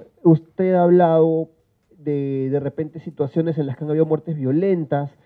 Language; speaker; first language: Spanish; native; Spanish